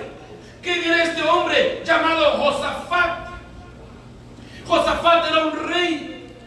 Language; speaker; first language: Spanish; native; Spanish